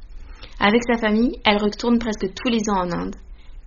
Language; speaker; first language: French; native; French